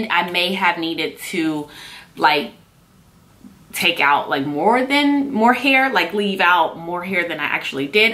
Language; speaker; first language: English; native; English